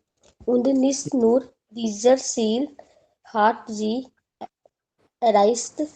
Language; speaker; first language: German; non-native, learner; Hindi